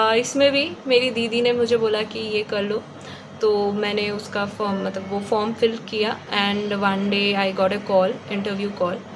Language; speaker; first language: Hindi; non-native, local second language; Bangla